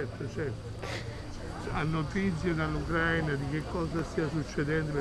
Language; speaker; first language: Italian; native; Italian